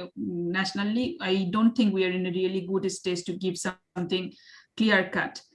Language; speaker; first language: English; non-native, local second language; Bangla